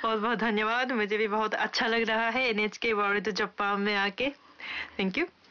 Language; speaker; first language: Hindi; non-native, fluent; Japanese